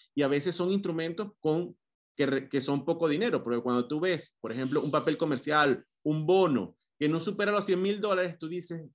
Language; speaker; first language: Spanish; native; Spanish